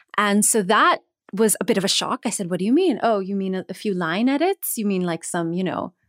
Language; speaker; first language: English; native; English